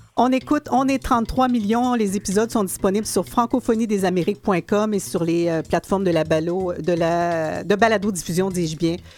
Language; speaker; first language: French; native; French